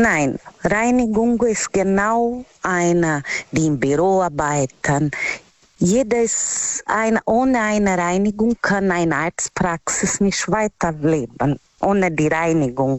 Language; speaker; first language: German; non-native, learner; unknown